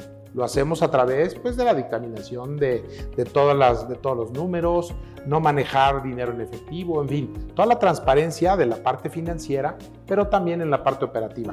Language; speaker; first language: Spanish; native; Spanish